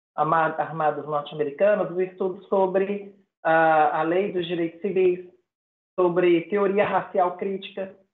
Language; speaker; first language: Portuguese; native; Portuguese